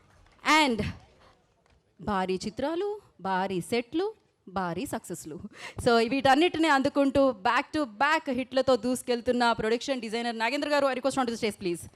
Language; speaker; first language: Telugu; native; Telugu